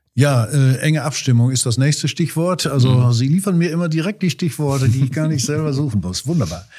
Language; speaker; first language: German; native; German